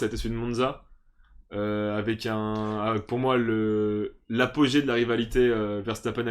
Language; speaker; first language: French; native; French